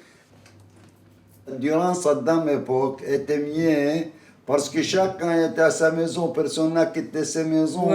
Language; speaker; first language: French; non-native, fluent; Arabic